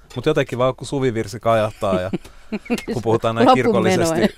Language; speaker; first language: Finnish; native; Finnish